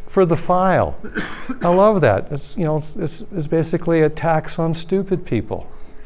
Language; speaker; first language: English; native; English